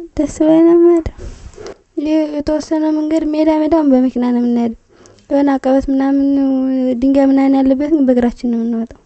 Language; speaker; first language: Amharic; native; Amharic